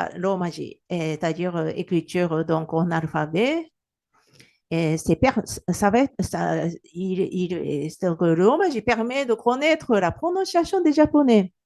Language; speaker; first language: French; non-native, fluent; Japanese